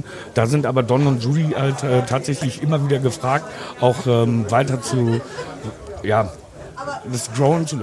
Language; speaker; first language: German; native; German